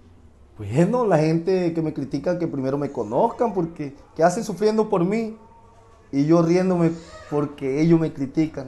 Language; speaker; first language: Spanish; native; Spanish